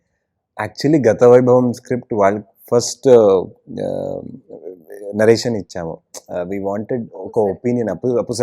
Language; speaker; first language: Telugu; non-native, learner; Kannada